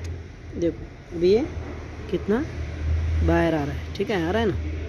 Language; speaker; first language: Hindi; native; Hindi